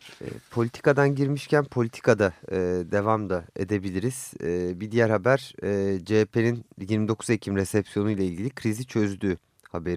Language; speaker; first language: Turkish; native; Turkish